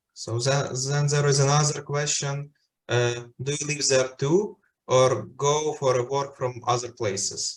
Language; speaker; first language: English; non-native, fluent; Ukrainian